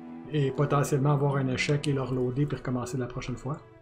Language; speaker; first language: French; native; French